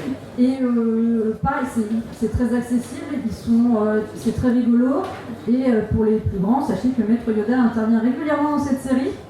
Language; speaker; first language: French; native; French